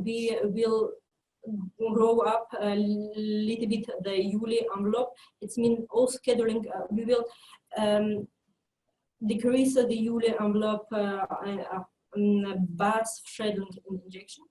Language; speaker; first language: English; non-native, fluent; French